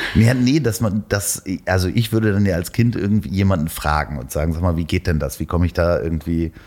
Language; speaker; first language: German; native; German